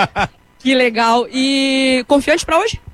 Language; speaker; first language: Portuguese; native; Portuguese